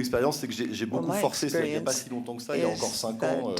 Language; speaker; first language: French; native; French